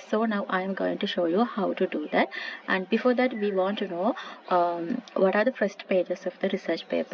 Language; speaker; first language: English; non-native, local second language; Sinhala